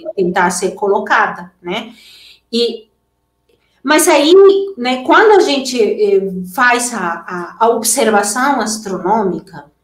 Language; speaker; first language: Portuguese; non-native, fluent; Spanish